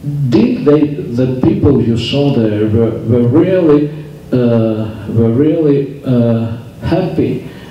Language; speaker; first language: English; non-native, fluent; Slovak